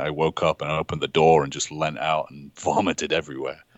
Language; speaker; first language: English; native; English